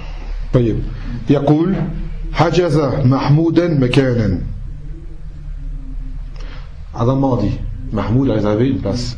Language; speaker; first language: Arabic; non-native, fluent; French